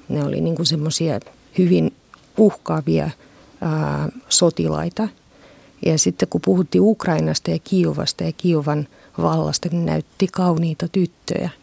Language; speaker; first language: Finnish; non-native, fluent; Russian